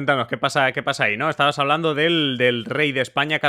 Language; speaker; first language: Spanish; native; Spanish